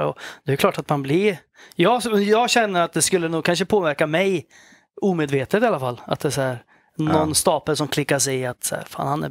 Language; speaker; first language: Swedish; native; Swedish